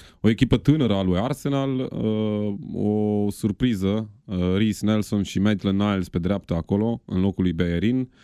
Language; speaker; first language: Romanian; native; Romanian